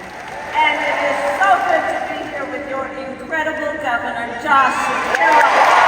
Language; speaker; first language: English; native; English